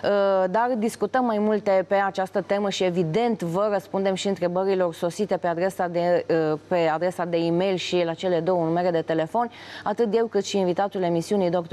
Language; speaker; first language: Romanian; native; Romanian